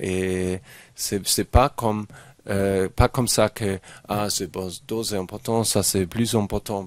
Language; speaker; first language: French; non-native, fluent; German